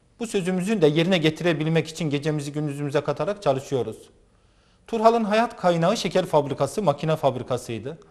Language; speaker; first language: Turkish; native; Turkish